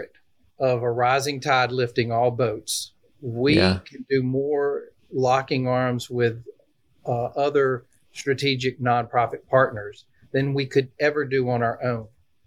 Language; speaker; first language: English; native; English